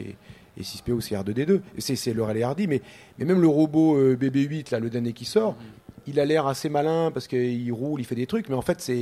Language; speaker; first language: French; native; French